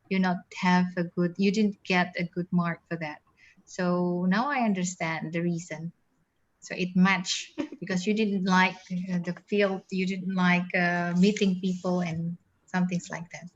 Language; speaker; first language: English; non-native, fluent; Indonesian